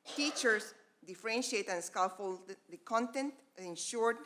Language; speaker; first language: English; non-native, fluent; Spanish